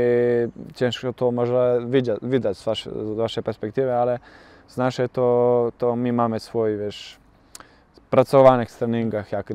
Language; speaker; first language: Polish; non-native, learner; Bosnian